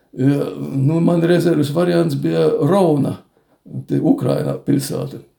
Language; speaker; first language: Latvian; native; Latvian